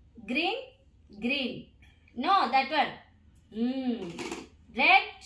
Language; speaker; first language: English; non-native, local second language; Telugu